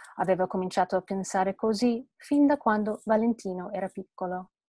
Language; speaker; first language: Italian; non-native, fluent; English